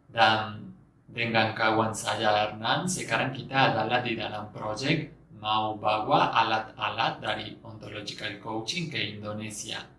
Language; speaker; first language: Indonesian; non-native, fluent; Spanish